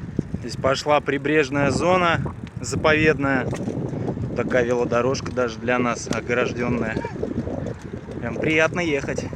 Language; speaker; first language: Russian; native; Russian